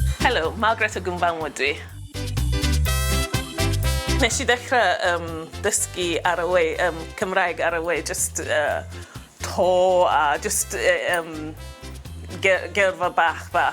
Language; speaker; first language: Welsh; non-native, learner; English